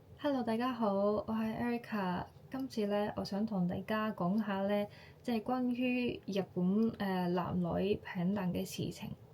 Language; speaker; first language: Cantonese; non-native, fluent; Japanese